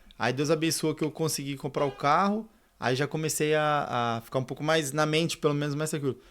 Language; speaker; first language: Portuguese; native; Portuguese